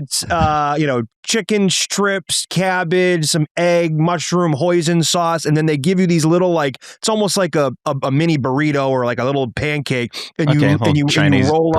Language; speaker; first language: English; native; English